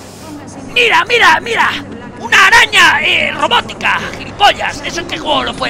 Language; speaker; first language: Spanish; native; Spanish